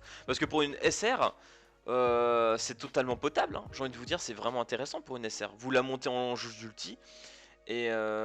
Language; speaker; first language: French; native; French